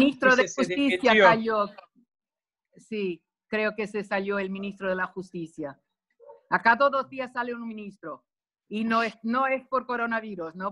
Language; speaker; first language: Spanish; non-native, fluent; Portuguese